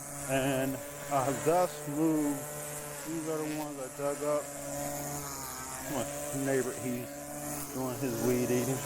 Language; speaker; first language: English; native; English